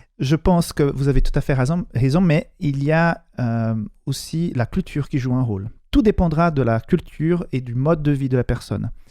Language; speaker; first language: French; non-native, fluent; Portuguese